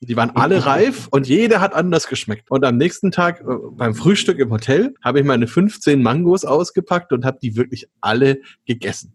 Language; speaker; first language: German; native; German